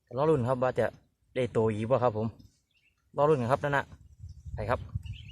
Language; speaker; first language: Thai; native; Thai